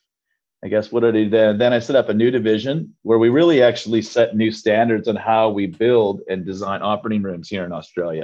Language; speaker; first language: English; native; English